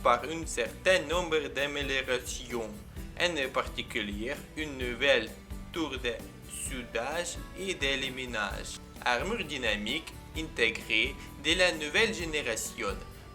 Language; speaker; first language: French; non-native, learner; Ukrainian